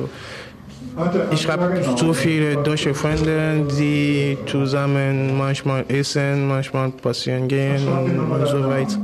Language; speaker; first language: German; non-native, learner; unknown